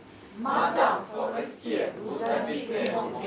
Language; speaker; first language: French; non-native, learner; Russian